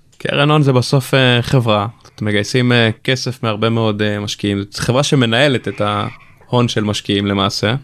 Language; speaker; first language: Hebrew; native; Hebrew